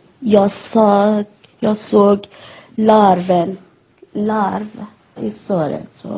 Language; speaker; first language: Swedish; non-native, learner; Persian